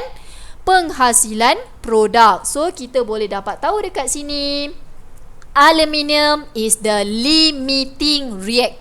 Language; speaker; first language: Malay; native; Malay